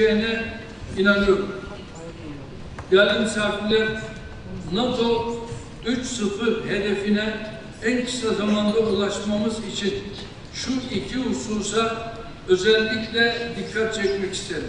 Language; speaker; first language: Turkish; native; Turkish